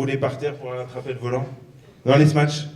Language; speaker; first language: French; native; French